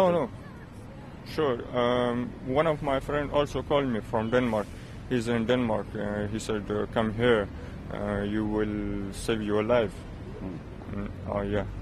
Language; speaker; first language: English; non-native, learner; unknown